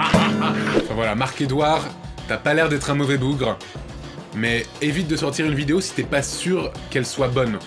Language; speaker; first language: French; native; French